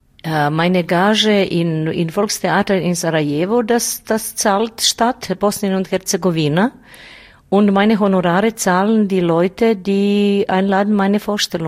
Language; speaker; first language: German; non-native, learner; Bosnian